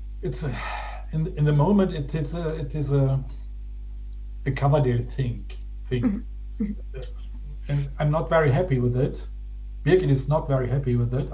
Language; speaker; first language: English; non-native, fluent; German